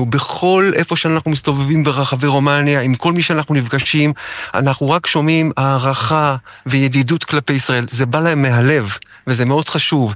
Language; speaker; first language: Hebrew; native; Hebrew